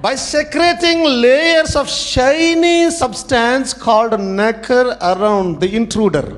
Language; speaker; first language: English; non-native, local second language; Telugu